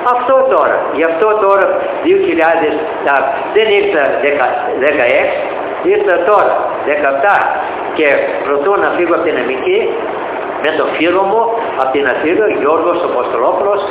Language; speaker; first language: Greek; early bilingual, heritage; Greek